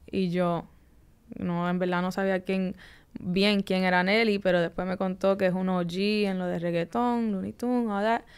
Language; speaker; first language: Spanish; early bilingual, heritage; Spanish